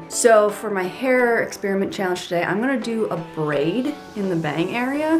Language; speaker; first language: English; native; English